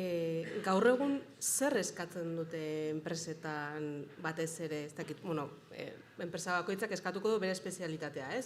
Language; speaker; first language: Basque; native; Basque